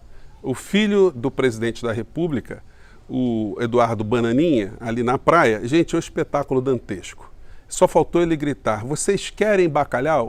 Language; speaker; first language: Portuguese; native; Portuguese